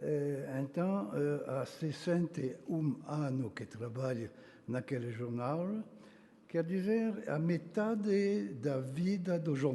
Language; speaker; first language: Portuguese; non-native, fluent; French